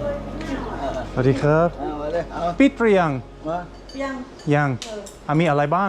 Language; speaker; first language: Thai; non-native, learner; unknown